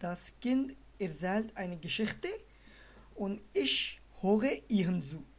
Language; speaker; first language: German; non-native, fluent; Urdu